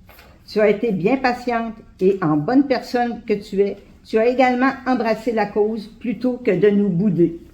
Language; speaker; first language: French; native; French